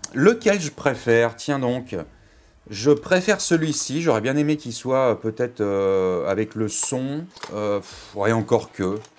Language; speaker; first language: French; native; French